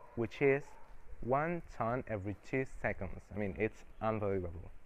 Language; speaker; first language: English; non-native, fluent; Spanish